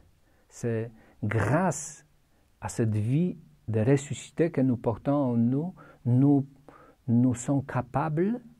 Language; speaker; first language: French; non-native, fluent; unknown